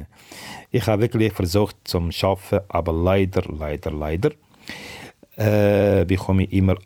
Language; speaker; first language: German; non-native, learner; Arabic